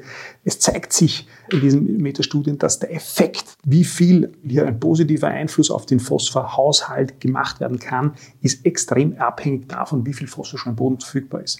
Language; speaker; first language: German; native; German